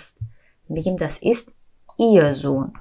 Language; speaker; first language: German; non-native, fluent; Persian